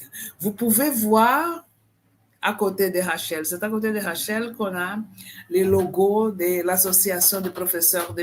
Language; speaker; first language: French; non-native, fluent; Portuguese